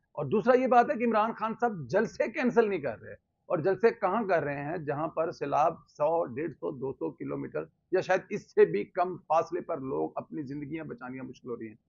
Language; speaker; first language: Urdu; non-native, local second language; Punjabi